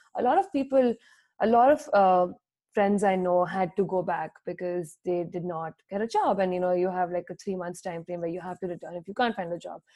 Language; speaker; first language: English; non-native, local second language; Hindi